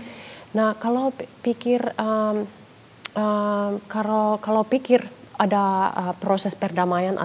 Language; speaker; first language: Indonesian; non-native, fluent; Finnish